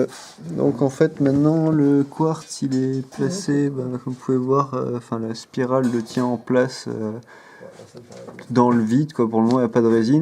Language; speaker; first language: French; native; French